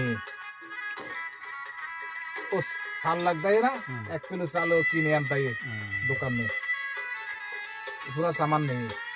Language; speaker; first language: Hindi; non-native, learner; Bangla